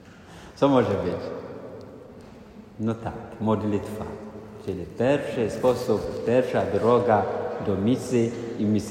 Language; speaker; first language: Polish; non-native, fluent; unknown